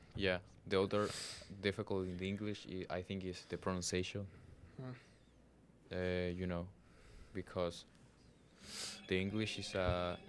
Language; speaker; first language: English; non-native, learner; Spanish